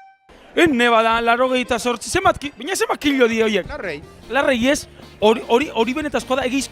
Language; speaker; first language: Basque; native; Basque